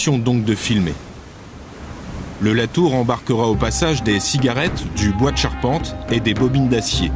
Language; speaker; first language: French; native; French